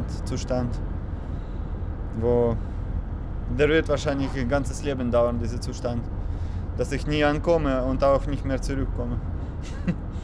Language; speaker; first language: German; non-native, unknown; Russian